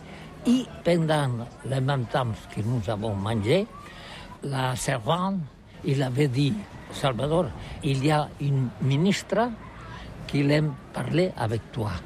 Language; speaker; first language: French; non-native, learner; Catalan